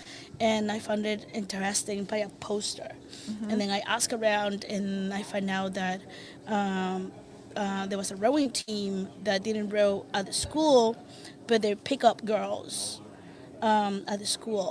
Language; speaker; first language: English; non-native, fluent; Spanish